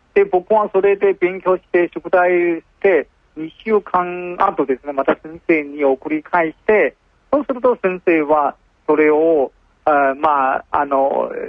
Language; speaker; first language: Japanese; non-native, fluent; Chinese